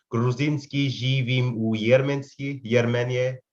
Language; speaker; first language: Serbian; non-native, learner; English